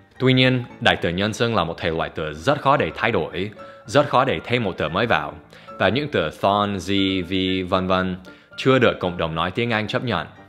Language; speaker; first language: Vietnamese; non-native, fluent; English